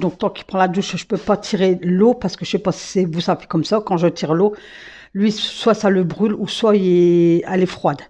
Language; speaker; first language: French; native; French